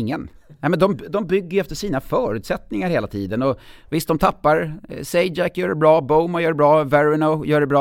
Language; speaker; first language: Swedish; native; Swedish